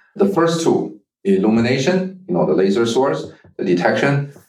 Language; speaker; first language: English; non-native, fluent; Chinese